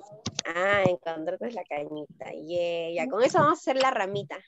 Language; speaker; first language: Spanish; native; Spanish